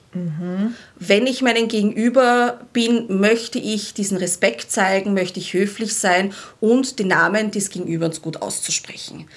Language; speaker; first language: German; native; German